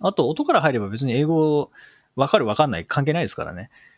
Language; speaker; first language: Japanese; native; Japanese